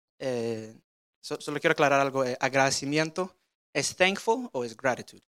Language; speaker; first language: Spanish; early bilingual, heritage; Spanish